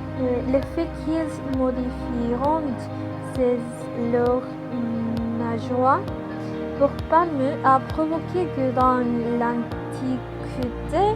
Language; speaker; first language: French; non-native, learner; Spanish